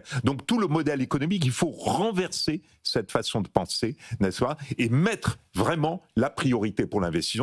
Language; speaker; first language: French; native; French